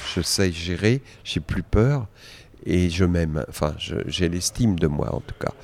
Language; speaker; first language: French; native; French